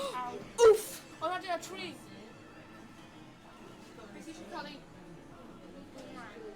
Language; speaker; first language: Welsh; non-native, local second language; English